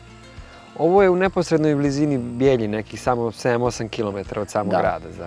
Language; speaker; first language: Bosnian; native; Bosnian